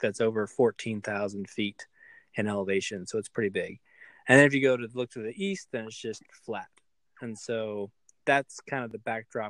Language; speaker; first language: English; native; English